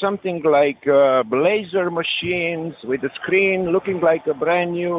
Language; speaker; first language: English; non-native, learner; French